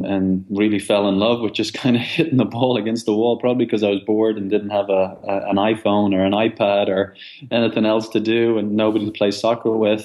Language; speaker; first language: English; native; English